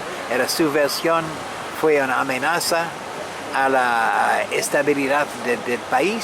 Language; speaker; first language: Spanish; non-native, fluent; French